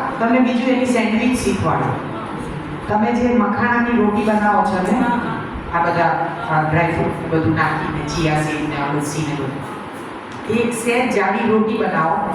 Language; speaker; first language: Gujarati; native; Gujarati